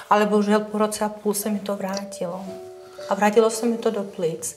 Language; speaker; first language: Czech; non-native, fluent; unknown